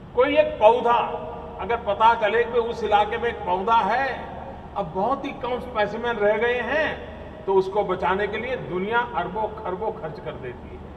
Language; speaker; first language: Hindi; non-native, local second language; Gujarati